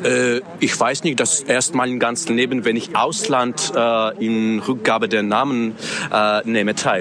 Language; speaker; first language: German; non-native, learner; Russian